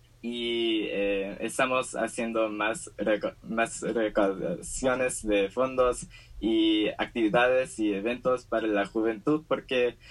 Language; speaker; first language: Spanish; early bilingual, heritage; Spanish